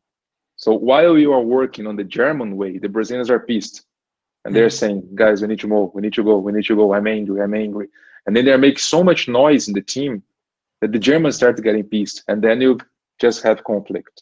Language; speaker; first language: English; non-native, fluent; Portuguese